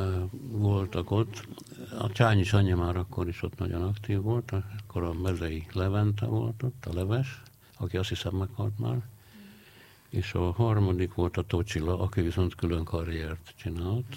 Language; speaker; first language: Hungarian; native; Hungarian